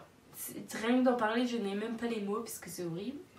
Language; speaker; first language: French; native; French